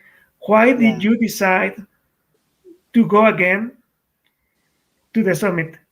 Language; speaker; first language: English; non-native, fluent; Spanish